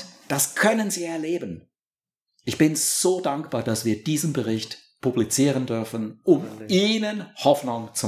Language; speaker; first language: German; native; German